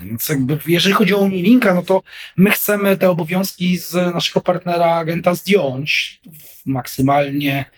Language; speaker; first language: Polish; native; Polish